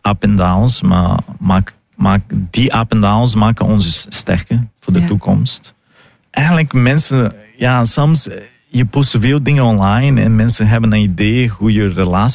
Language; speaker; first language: Dutch; non-native, learner; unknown